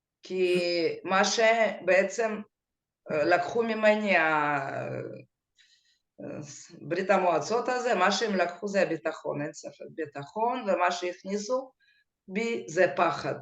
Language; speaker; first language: Hebrew; non-native, fluent; Russian